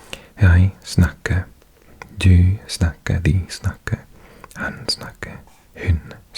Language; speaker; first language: Norwegian; non-native, learner; English